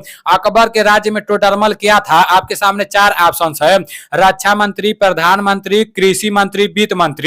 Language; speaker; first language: Hindi; native; Hindi